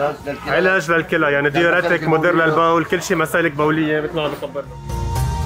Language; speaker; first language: Arabic; native; Arabic